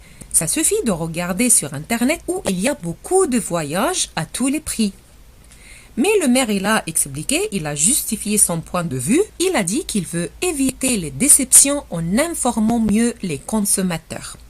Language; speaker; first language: French; non-native, fluent; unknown